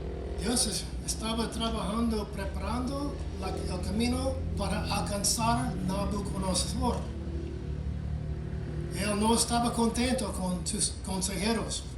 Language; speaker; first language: Spanish; non-native, fluent; English